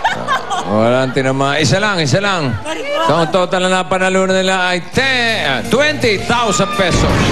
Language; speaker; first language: Filipino; native; Filipino